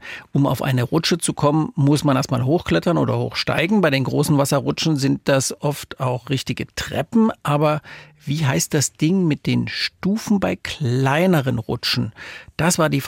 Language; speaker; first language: German; native; German